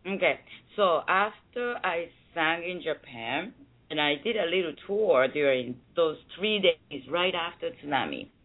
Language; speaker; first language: English; non-native, fluent; Japanese